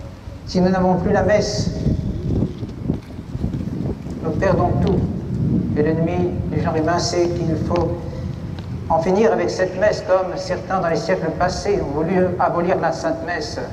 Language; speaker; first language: French; native; French